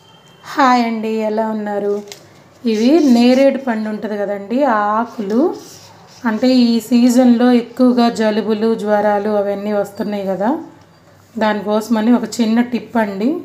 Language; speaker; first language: Telugu; native; Telugu